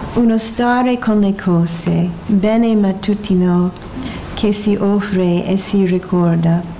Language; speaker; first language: Italian; non-native, fluent; English